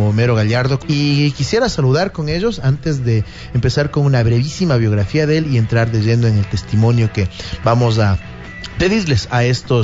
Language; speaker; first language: Spanish; native; Spanish